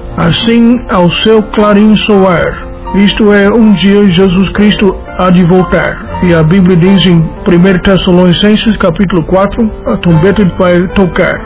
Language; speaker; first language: Portuguese; non-native, fluent; English